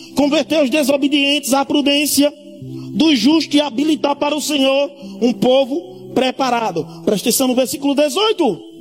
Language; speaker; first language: Portuguese; native; Portuguese